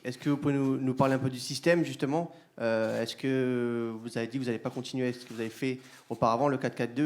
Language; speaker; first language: French; native; French